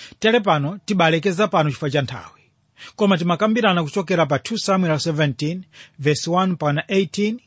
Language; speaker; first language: Nyanja; native; Nyanja